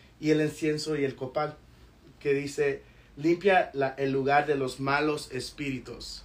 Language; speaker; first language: Spanish; early bilingual, heritage; Spanish